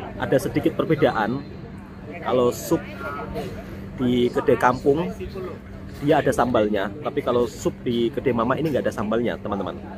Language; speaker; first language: Indonesian; native; Indonesian